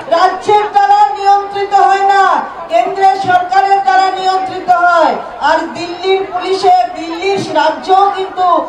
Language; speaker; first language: Bangla; native; Bangla